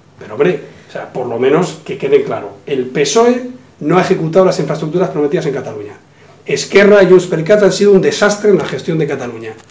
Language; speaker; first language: Spanish; native; Spanish